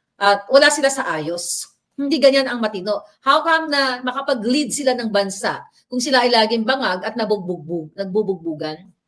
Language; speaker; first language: Filipino; native; Filipino